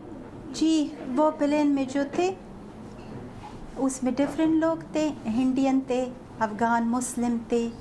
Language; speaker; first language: Hindi; non-native, fluent; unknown